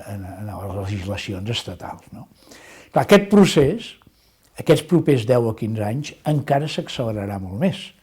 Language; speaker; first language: Catalan; native; Catalan